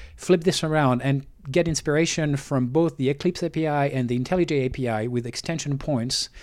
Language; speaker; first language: English; non-native, fluent; French